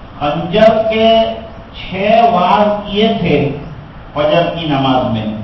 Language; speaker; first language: Urdu; non-native, local second language; Gujarati